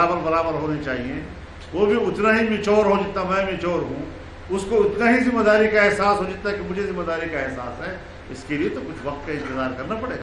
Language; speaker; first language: Urdu; non-native, local second language; Pashto